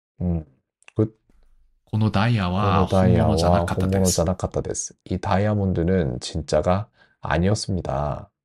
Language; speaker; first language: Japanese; non-native, learner; Korean